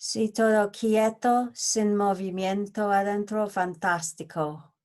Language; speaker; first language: Spanish; non-native, learner; English